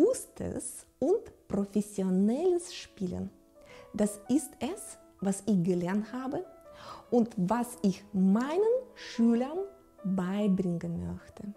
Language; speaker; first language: German; non-native, fluent; Russian